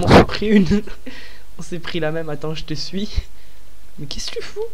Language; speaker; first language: French; native; French